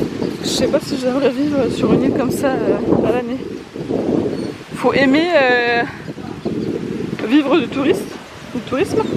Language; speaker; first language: French; native; French